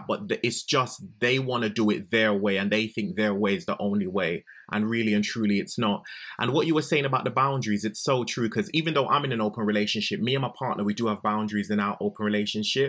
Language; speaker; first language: English; native; English